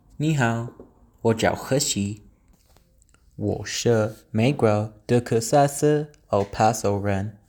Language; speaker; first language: Chinese; non-native, learner; English